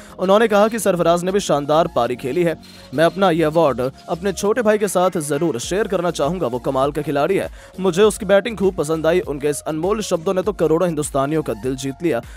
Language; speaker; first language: Hindi; native; Hindi